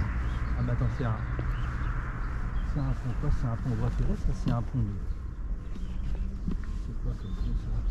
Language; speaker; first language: French; native; French